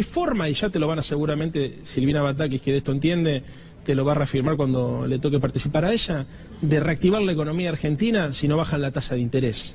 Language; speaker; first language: Spanish; native; Spanish